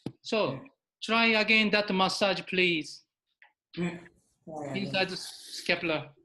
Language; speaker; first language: English; non-native, learner; Japanese